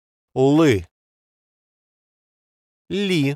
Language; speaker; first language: Russian; non-native, learner; English